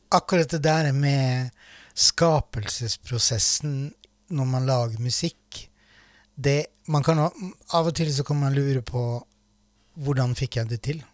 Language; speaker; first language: Norwegian; native; Norwegian